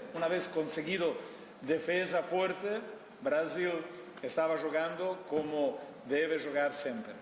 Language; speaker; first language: Spanish; non-native, fluent; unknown